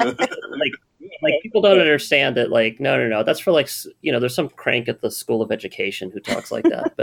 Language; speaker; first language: English; native; English